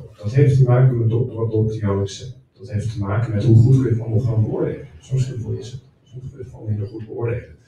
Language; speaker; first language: Dutch; native; Dutch